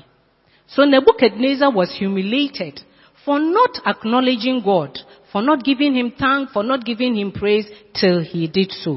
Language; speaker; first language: English; non-native, local second language; Akan